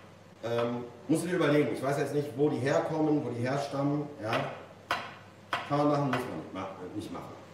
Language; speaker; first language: German; native; German